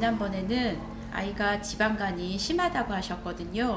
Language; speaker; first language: Korean; native; Korean